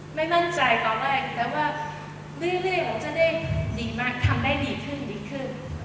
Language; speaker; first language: Thai; non-native, fluent; English